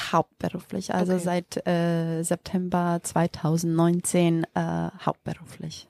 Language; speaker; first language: German; non-native, fluent; Macedonian